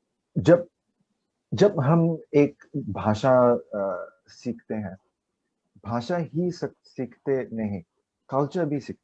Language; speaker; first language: Hindi; non-native, learner; Chinese